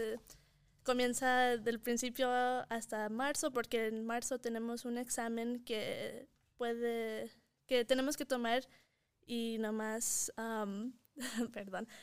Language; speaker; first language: Spanish; early bilingual, heritage; Spanish